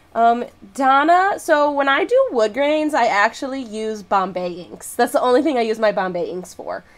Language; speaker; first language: English; native; English